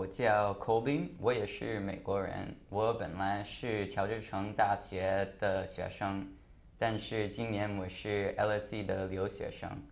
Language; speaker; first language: Chinese; non-native, learner; English